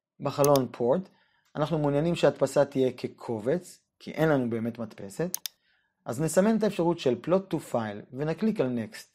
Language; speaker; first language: Hebrew; native; Hebrew